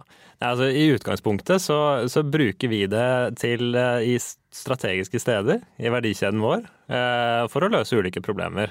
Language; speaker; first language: Norwegian; native; Norwegian